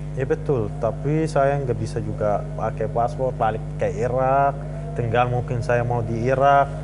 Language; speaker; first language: Indonesian; non-native, learner; Arabic